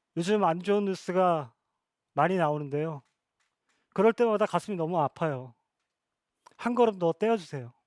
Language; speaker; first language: Korean; native; Korean